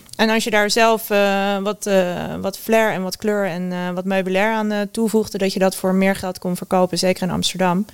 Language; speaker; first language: Dutch; native; Dutch